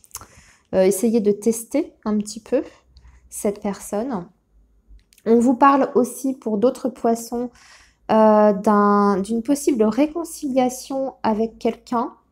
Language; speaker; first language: French; native; French